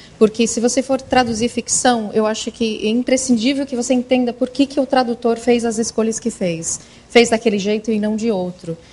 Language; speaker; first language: Portuguese; non-native, fluent; English